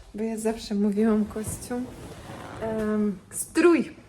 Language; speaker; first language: Polish; non-native, fluent; Russian